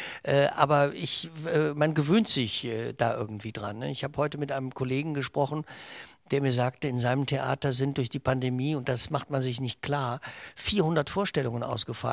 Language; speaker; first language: German; native; German